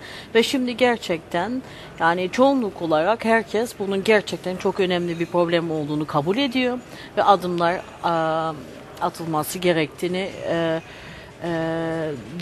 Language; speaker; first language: Turkish; early bilingual, heritage; Turkish